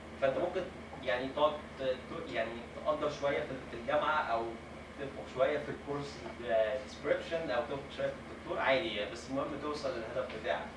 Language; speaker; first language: Arabic; native; Arabic